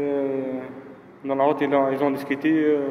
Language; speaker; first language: French; non-native, learner; Arabic